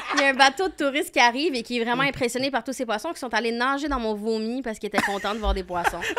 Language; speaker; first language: French; early bilingual, other home language; Arabic